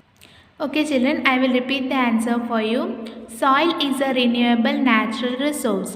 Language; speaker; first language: English; non-native, local second language; Hindi